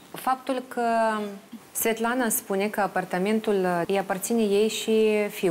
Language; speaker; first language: Romanian; native; Romanian